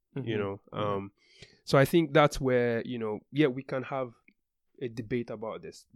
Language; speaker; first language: English; non-native, local second language; Yoruba